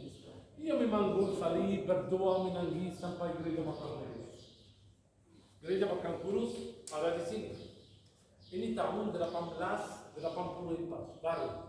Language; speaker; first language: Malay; non-native, fluent; Arabic